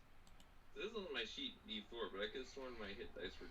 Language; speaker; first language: English; native; English